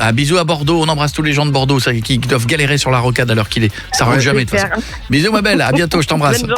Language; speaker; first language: French; native; French